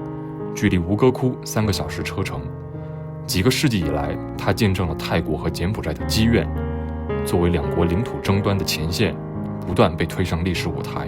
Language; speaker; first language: Chinese; native; Chinese